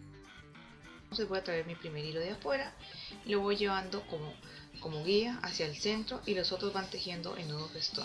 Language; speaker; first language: Spanish; native; Spanish